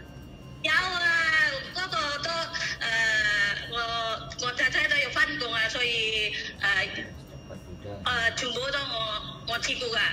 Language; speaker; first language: Cantonese; non-native, learner; Indonesian